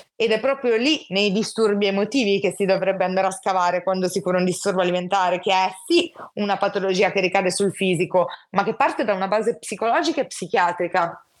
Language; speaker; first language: Italian; native; Italian